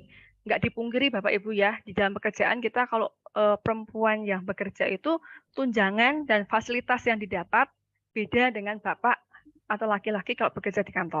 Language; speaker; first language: Malay; native; Malay